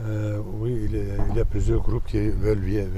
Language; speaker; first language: French; non-native, fluent; Turkish